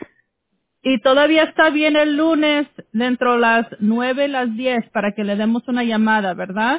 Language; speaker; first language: Spanish; early bilingual, heritage; Spanish